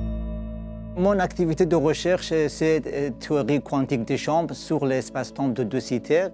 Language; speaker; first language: French; non-native, learner; Persian